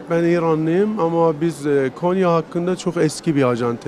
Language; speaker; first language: Turkish; non-native, learner; Persian